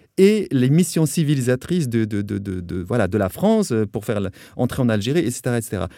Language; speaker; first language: French; non-native, local second language; Arabic